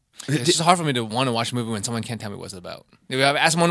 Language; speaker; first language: English; native; English